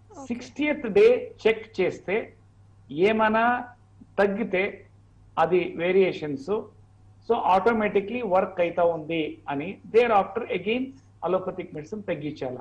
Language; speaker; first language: Telugu; non-native, learner; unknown